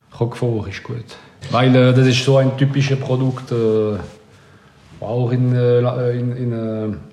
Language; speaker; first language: German; non-native, local second language; French